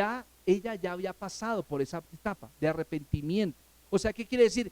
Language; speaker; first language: Spanish; native; Spanish